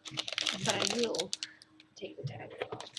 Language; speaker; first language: English; native; English